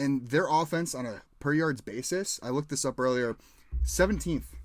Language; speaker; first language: English; native; English